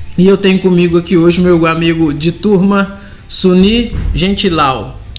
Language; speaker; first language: Portuguese; native; Portuguese